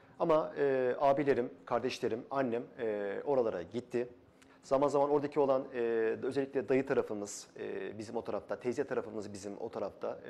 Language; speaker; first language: Turkish; early bilingual, other home language; Kazakh